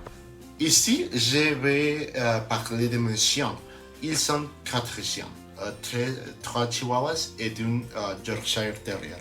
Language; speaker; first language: French; non-native, learner; Spanish